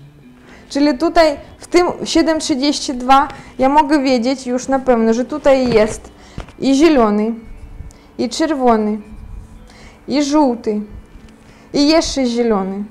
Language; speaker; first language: Polish; non-native, fluent; Ukrainian